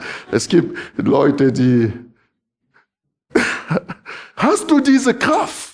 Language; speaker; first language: German; non-native, fluent; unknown